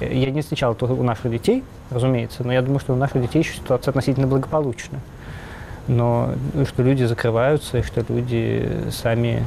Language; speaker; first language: Russian; native; Russian